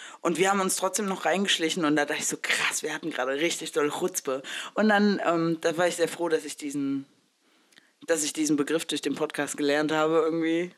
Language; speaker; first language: German; early bilingual, other home language; Spanish